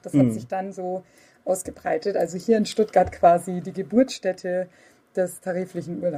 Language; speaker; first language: German; native; German